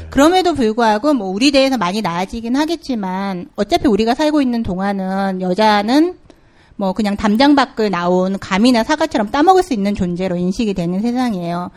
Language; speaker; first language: Korean; native; Korean